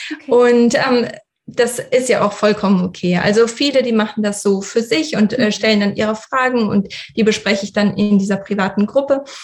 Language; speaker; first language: German; early bilingual, other home language; Russian